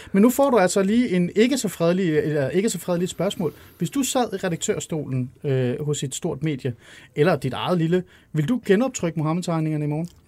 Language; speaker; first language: Danish; early bilingual, other home language; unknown